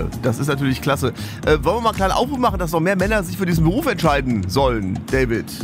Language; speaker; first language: German; native; German